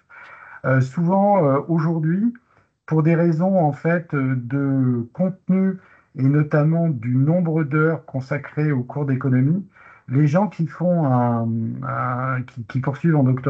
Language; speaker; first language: French; native; French